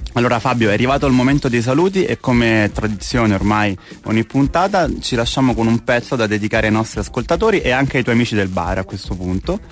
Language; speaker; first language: Italian; native; Italian